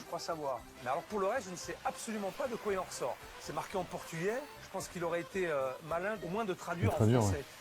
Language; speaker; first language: French; native; French